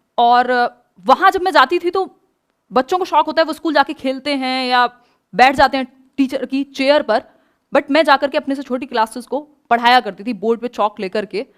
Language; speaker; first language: Hindi; native; Hindi